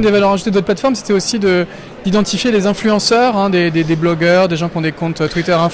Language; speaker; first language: French; native; French